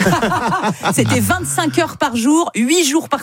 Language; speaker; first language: French; native; French